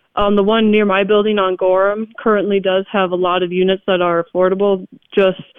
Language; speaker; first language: English; native; English